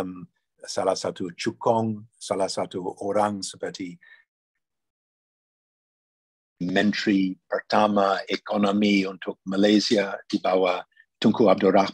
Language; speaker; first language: Indonesian; non-native, fluent; English